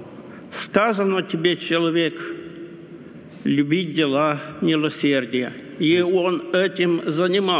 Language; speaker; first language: Russian; non-native, local second language; Romanian